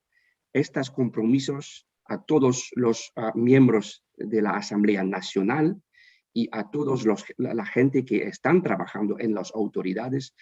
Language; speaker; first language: Spanish; non-native, fluent; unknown